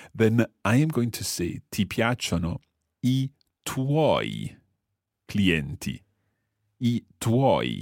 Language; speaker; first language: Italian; non-native, fluent; English